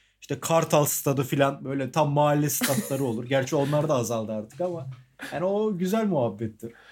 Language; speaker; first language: Turkish; native; Turkish